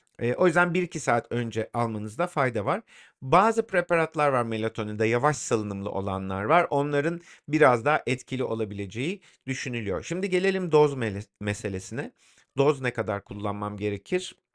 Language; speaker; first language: Turkish; native; Turkish